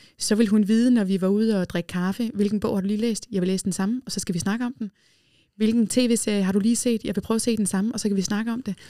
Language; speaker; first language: Danish; native; Danish